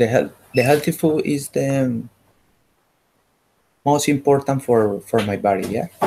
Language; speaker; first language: English; non-native, learner; Spanish